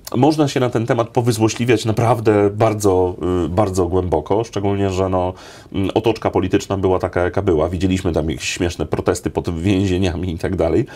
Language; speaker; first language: Polish; native; Polish